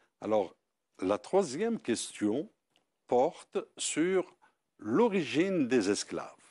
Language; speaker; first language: French; non-native, local second language; Arabic